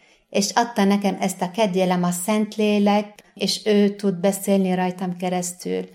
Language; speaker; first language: Hungarian; non-native, learner; Arabic